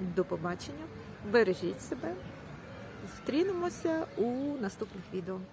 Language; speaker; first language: Ukrainian; non-native, local second language; Russian